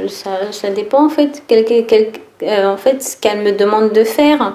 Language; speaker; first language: French; early bilingual, other home language; Arabic